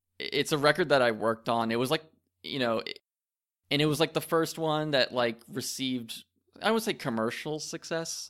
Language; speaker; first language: English; native; English